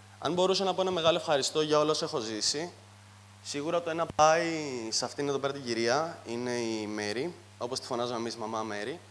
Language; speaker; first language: Greek; native; Greek